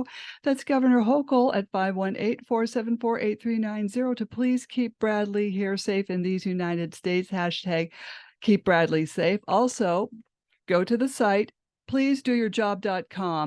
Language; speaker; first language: English; native; English